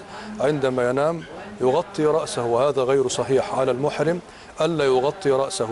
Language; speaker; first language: Arabic; native; Arabic